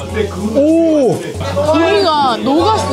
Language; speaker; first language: Korean; non-native, fluent; Chinese